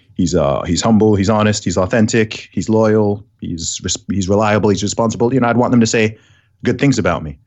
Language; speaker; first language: English; early bilingual, other home language; Arabic